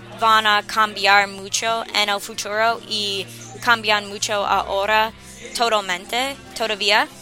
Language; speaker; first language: Spanish; non-native, learner; English